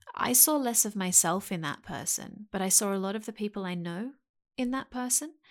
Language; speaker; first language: English; native; English